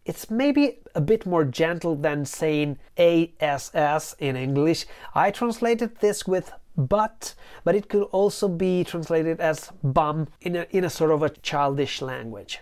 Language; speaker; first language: English; non-native, fluent; Italian